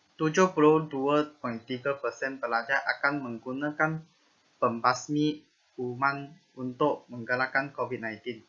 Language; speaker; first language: Malay; non-native, local second language; Chinese